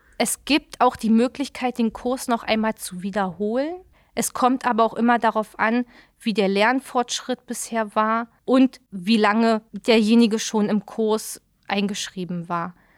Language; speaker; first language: German; native; German